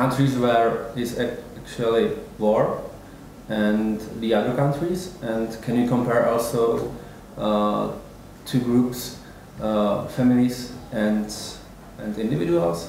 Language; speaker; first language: English; non-native, fluent; Czech